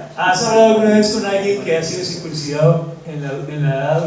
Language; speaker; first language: Spanish; native; Spanish